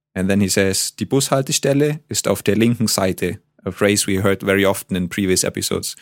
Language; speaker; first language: German; native; German